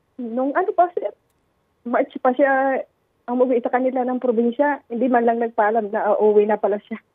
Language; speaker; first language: Filipino; non-native, local second language; Bikol